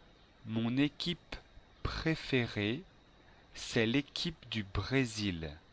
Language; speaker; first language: French; non-native, learner; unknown